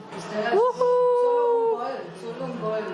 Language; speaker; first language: Spanish; native; Spanish